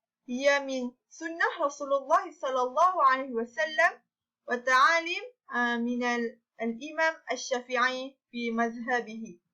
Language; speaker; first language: Arabic; non-native, learner; Malay